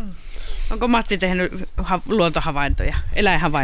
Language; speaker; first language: Finnish; native; Finnish